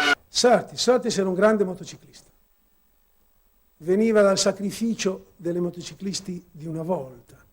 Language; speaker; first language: Italian; native; Italian